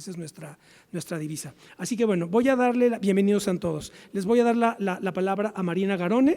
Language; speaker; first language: Spanish; native; Spanish